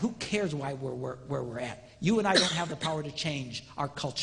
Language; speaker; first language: English; native; English